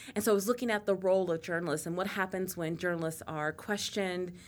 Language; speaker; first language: English; native; English